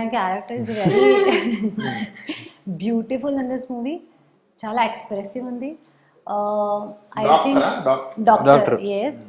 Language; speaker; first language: Telugu; non-native, learner; Hindi